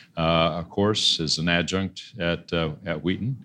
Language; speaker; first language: English; native; English